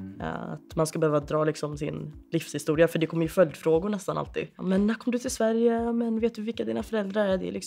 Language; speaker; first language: Swedish; native; Swedish